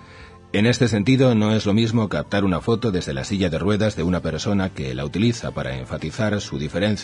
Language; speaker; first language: Spanish; native; Spanish